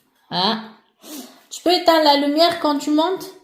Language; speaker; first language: French; non-native, learner; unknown